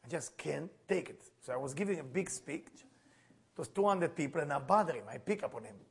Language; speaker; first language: English; non-native, fluent; Hebrew